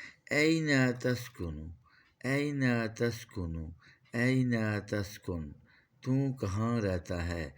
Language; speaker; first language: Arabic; non-native, fluent; Urdu